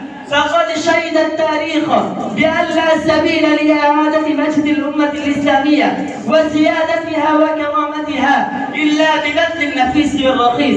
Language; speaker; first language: Arabic; non-native, learner; Bangla